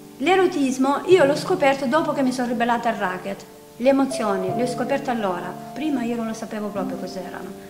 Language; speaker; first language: Italian; non-native, fluent; Albanian